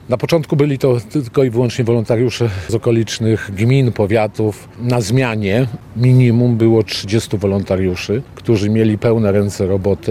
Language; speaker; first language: Polish; native; Polish